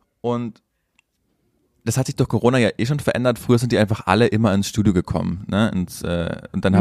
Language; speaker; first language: German; native; German